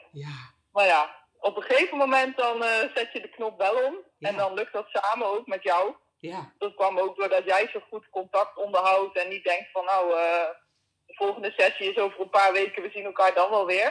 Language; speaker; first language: Dutch; native; Dutch